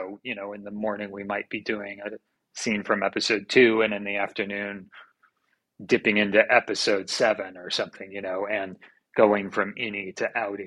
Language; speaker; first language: English; native; English